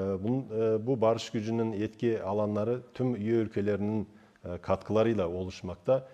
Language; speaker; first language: Turkish; non-native, fluent; Kazakh